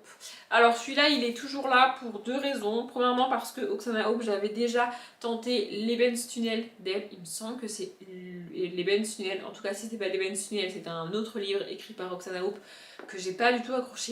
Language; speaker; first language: French; native; French